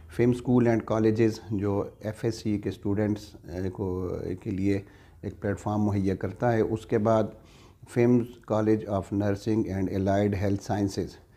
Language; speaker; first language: Urdu; non-native, local second language; Pashto